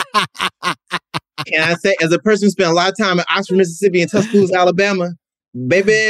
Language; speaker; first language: English; native; English